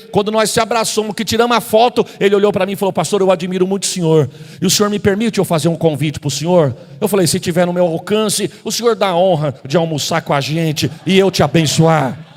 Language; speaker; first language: Portuguese; native; Portuguese